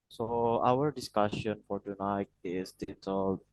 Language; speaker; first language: English; non-native, learner; Indonesian